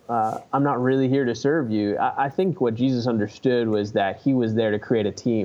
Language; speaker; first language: English; native; English